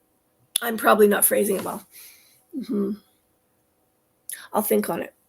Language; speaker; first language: English; native; English